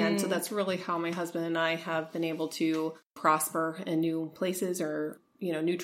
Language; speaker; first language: English; native; English